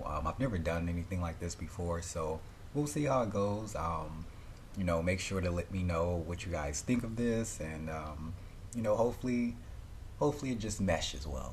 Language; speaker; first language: English; native; English